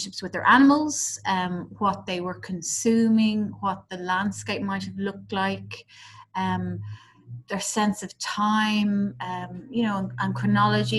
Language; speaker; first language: English; native; English